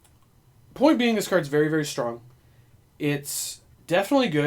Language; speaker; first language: English; native; English